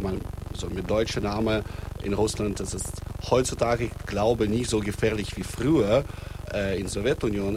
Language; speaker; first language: German; non-native, fluent; Russian